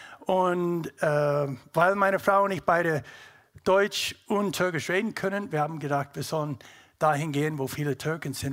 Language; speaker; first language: German; non-native, learner; English